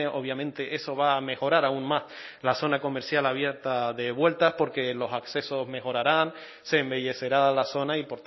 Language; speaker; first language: Spanish; native; Spanish